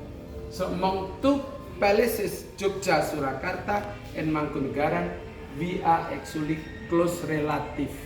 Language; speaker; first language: English; non-native, learner; Indonesian